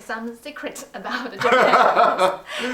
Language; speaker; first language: English; non-native, learner; Chinese